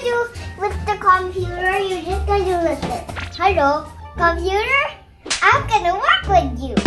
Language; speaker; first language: English; non-native, fluent; Thai